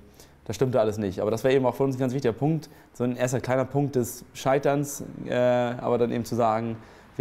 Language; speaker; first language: German; native; German